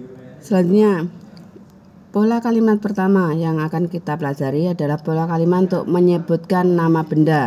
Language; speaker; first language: Indonesian; native; Indonesian